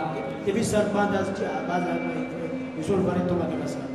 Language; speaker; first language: Persian; non-native, learner; Malagasy